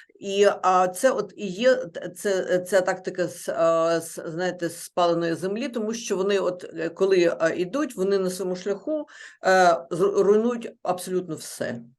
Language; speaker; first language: Ukrainian; non-native, local second language; Russian